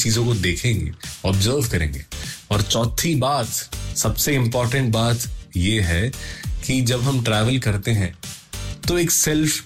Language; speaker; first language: Hindi; non-native, local second language; Malayalam